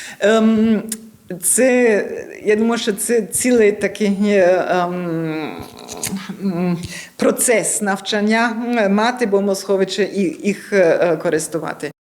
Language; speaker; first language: Ukrainian; non-native, learner; German